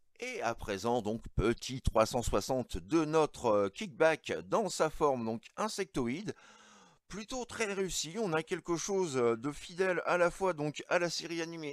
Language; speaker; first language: French; native; French